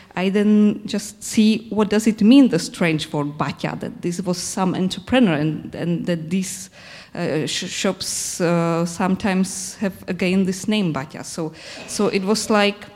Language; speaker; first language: English; non-native, fluent; Czech